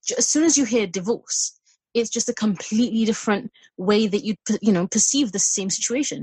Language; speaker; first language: English; native; English